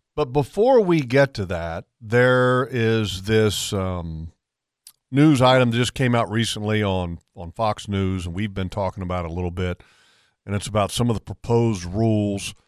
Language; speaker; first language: English; native; English